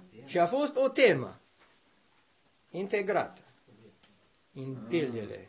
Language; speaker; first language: Romanian; non-native, learner; English